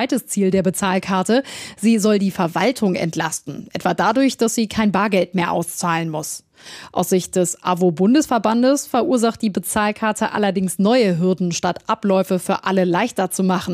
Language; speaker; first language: German; native; German